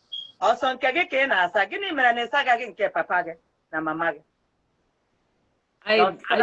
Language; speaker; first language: Igbo; native; Igbo